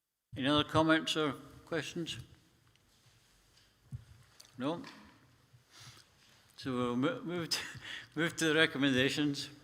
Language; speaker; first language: English; native; English